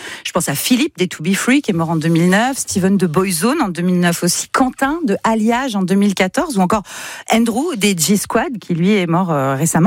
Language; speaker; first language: French; native; French